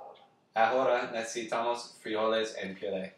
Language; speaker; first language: Spanish; non-native, learner; English